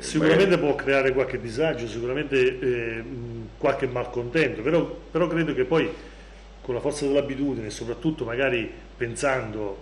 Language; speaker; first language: Italian; native; Italian